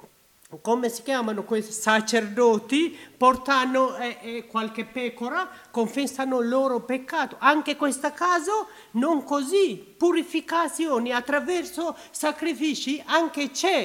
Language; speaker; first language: Italian; non-native, learner; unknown